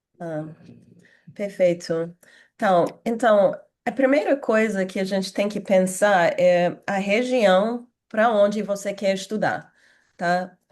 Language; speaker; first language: Portuguese; non-native, fluent; English